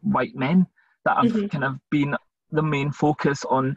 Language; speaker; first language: English; native; English